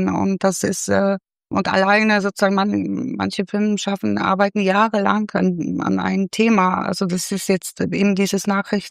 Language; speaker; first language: German; non-native, fluent; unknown